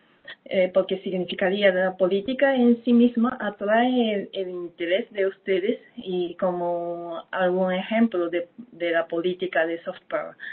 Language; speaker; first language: Spanish; non-native, fluent; Japanese